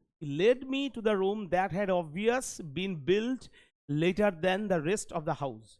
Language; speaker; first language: English; non-native, local second language; Bangla